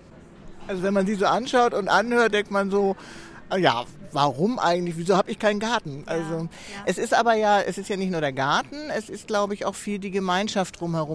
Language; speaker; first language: German; native; German